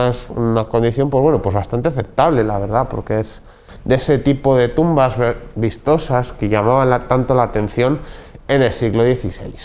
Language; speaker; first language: Spanish; native; Spanish